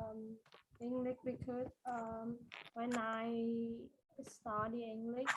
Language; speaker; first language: English; non-native, learner; Vietnamese